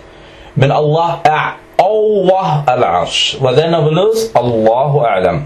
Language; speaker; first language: Danish; early bilingual, other home language; Arabic